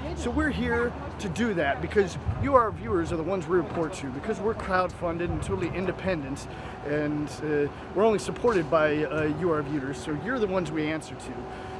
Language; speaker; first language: English; native; English